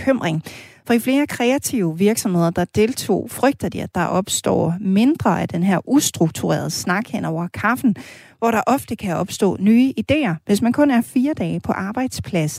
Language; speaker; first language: Danish; native; Danish